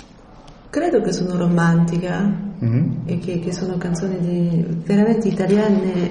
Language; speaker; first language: Italian; early bilingual, heritage; French